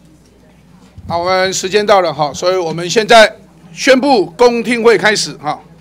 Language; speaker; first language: Chinese; native; Chinese